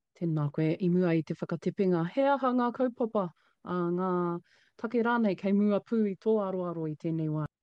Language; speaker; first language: Māori; non-native, local second language; English